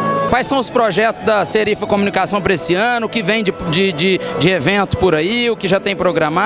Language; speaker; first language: Portuguese; native; Portuguese